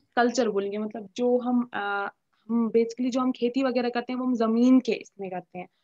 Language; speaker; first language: Hindi; native; Hindi